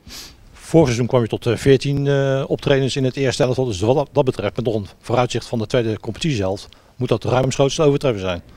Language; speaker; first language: Dutch; native; Dutch